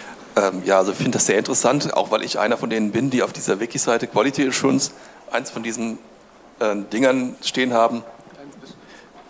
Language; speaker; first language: German; native; German